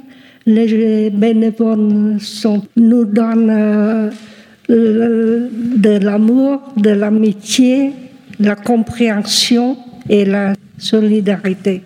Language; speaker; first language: French; non-native, local second language; Vietnamese